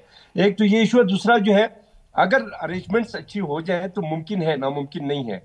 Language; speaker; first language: Hindi; non-native, local second language; Balti